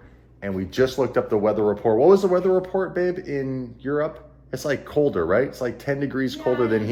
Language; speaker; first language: English; native; English